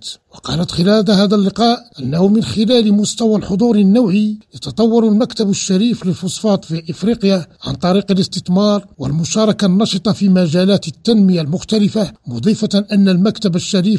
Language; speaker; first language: Arabic; native; Arabic